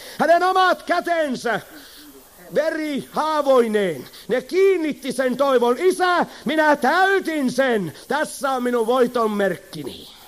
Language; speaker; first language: Finnish; native; Finnish